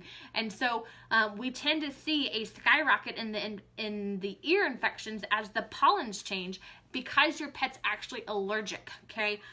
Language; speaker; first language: English; native; English